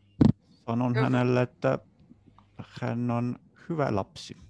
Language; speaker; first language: Finnish; non-native, learner; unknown